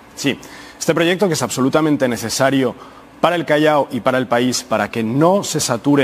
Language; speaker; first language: Spanish; native; Spanish